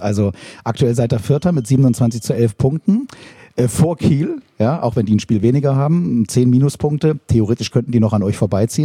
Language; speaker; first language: German; native; German